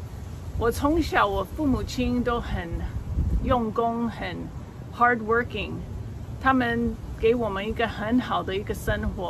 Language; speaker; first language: Chinese; early bilingual, other home language; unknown